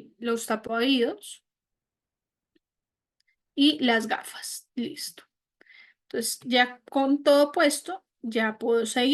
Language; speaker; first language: Spanish; native; Spanish